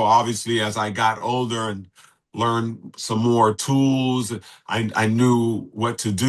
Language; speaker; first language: English; native; English